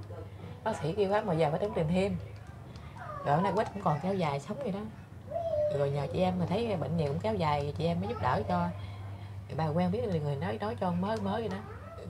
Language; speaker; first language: Vietnamese; native; Vietnamese